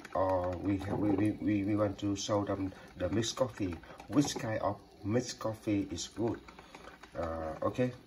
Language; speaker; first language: English; non-native, learner; Vietnamese